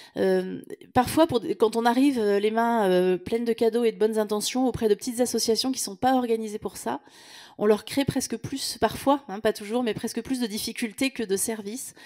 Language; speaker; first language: French; native; French